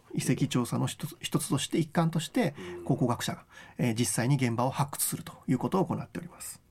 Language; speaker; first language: Japanese; native; Japanese